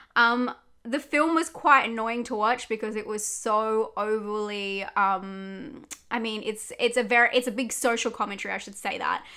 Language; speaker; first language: English; native; English